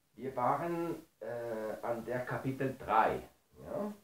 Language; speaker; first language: German; non-native, fluent; Spanish